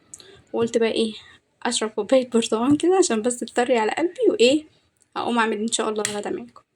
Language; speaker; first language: Arabic; native; Arabic